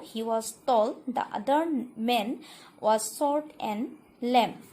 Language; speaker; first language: English; non-native, local second language; Assamese